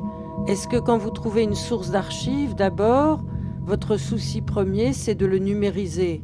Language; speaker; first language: French; native; French